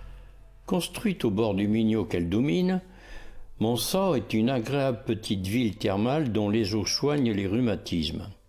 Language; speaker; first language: French; native; French